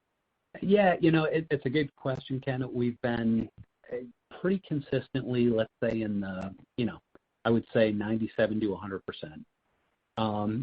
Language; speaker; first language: English; native; English